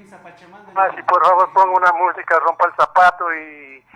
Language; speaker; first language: Spanish; non-native, local second language; Quechua